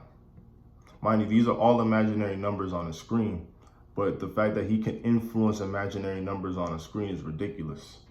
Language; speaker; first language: English; native; English